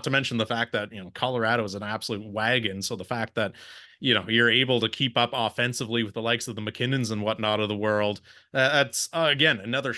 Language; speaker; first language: English; native; English